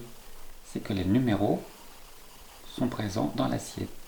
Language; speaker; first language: French; native; French